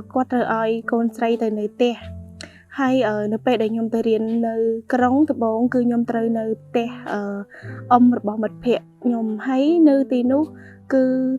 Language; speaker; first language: Khmer; non-native, local second language; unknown